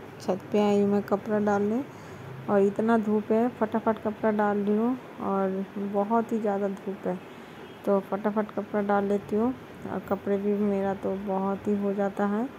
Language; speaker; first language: Hindi; non-native, local second language; Bangla